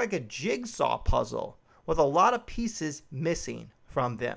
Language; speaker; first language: English; native; English